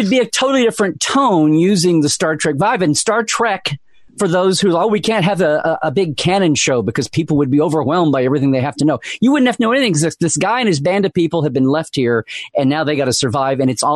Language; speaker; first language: English; native; English